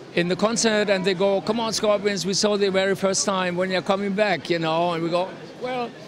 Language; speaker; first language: English; non-native, fluent; German